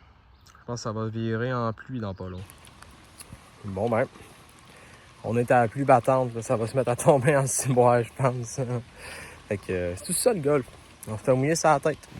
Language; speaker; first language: French; native; French